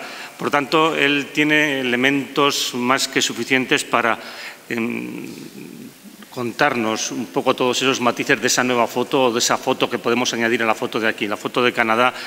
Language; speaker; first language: Spanish; native; Spanish